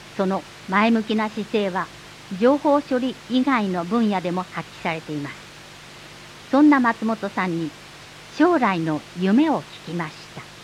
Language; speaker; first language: Japanese; native; Japanese